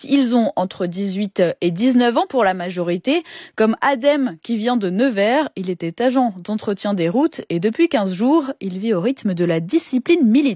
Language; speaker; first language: French; native; French